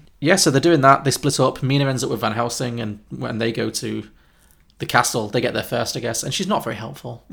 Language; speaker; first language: English; native; English